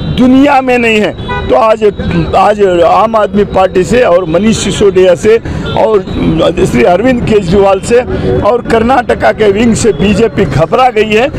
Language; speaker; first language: Hindi; non-native, local second language; Urdu